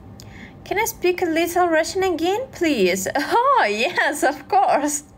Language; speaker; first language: English; non-native, learner; Russian